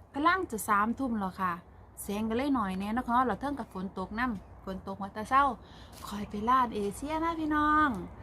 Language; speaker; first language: Thai; native; Thai